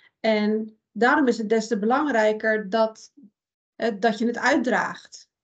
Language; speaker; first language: Dutch; early bilingual, other home language; Persian